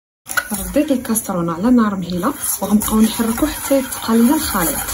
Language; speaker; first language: Arabic; native; Arabic